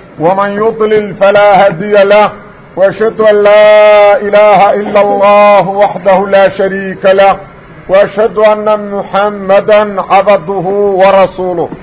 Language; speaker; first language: Arabic; non-native, fluent; Somali